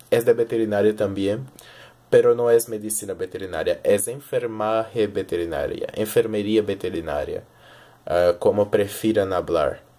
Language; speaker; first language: Spanish; early bilingual, heritage; Portuguese